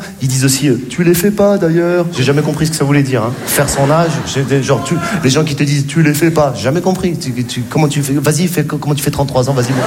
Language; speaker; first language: French; native; French